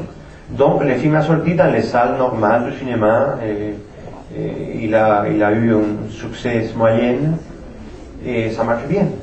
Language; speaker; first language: French; non-native, fluent; Spanish